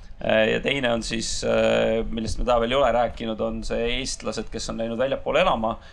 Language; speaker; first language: Estonian; non-native, local second language; Russian